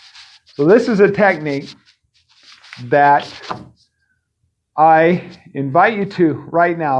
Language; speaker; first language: English; native; English